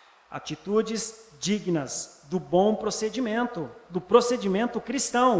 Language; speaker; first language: Portuguese; native; Portuguese